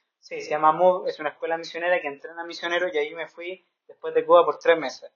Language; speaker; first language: Spanish; native; Spanish